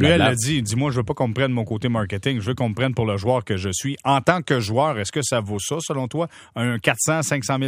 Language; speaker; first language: French; native; French